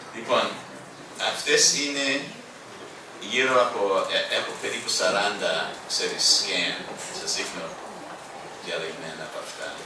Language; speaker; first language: Greek; early bilingual, heritage; Greek